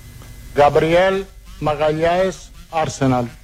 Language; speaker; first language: Portuguese; non-native, fluent; Italian